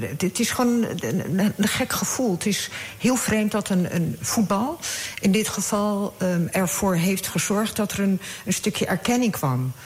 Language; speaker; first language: Dutch; early bilingual, other home language; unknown